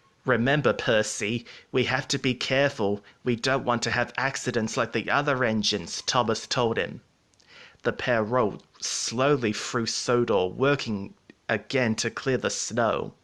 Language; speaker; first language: English; native; English